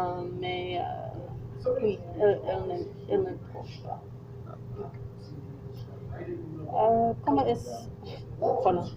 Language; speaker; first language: French; non-native, learner; English